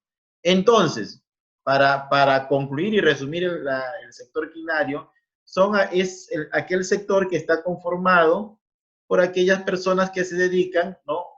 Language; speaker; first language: Spanish; native; Spanish